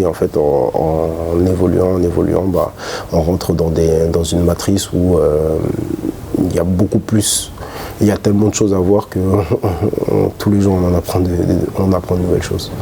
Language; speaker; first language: French; early bilingual, other home language; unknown